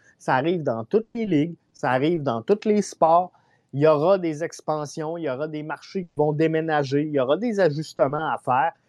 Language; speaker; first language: French; native; French